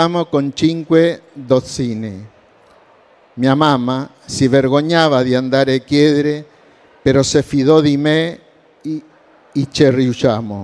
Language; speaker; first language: Italian; non-native, learner; Spanish